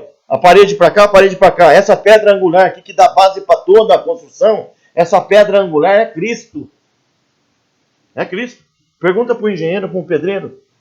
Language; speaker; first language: Portuguese; native; Portuguese